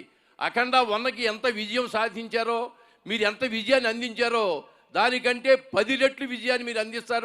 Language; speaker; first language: Telugu; native; Telugu